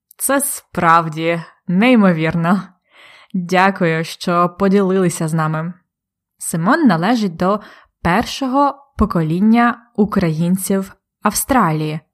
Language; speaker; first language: Ukrainian; native; Ukrainian